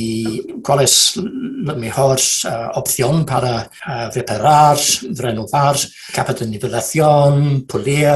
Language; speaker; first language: Spanish; non-native, fluent; English